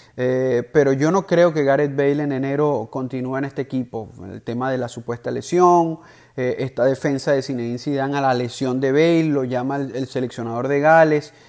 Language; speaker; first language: Spanish; native; Spanish